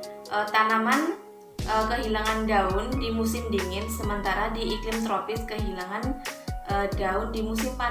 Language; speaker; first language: Indonesian; native; Indonesian